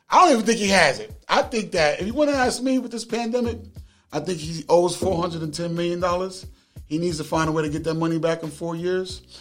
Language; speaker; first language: English; native; English